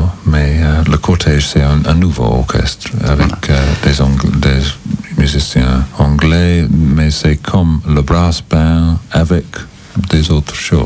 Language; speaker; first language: French; non-native, learner; English